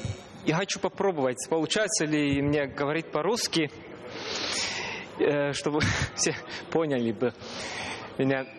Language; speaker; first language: Russian; non-native, learner; Estonian